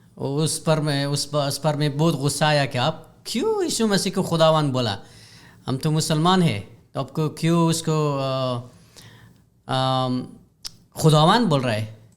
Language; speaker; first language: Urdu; non-native, learner; Hazaragi